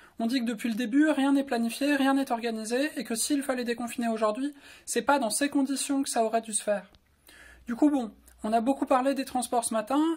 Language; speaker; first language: French; native; French